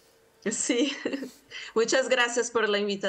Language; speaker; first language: Spanish; non-native, fluent; Portuguese